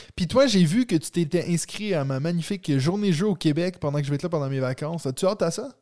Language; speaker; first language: French; native; French